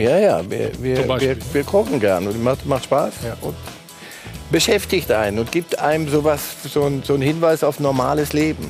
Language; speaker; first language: German; native; German